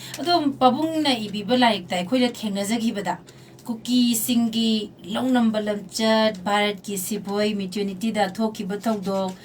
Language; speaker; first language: Manipuri; native; Manipuri